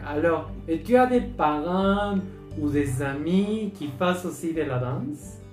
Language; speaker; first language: French; non-native, fluent; Spanish